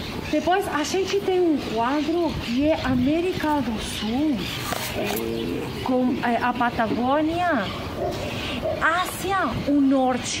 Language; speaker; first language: Portuguese; non-native, fluent; Spanish